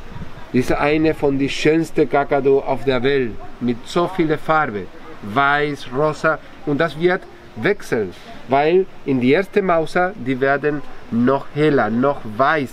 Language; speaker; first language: German; non-native, fluent; Spanish